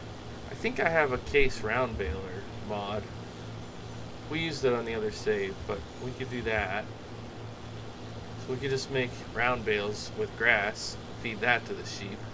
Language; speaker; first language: English; native; English